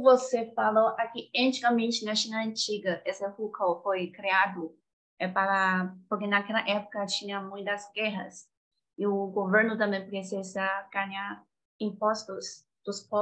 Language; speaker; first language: Portuguese; non-native, fluent; Chinese